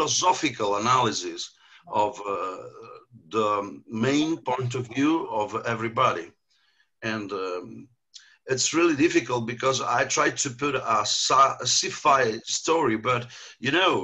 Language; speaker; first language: English; non-native, learner; Italian